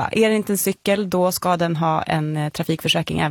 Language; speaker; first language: Swedish; native; Swedish